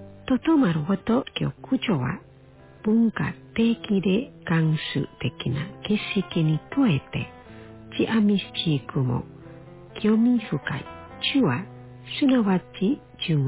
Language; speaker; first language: Japanese; non-native, fluent; Indonesian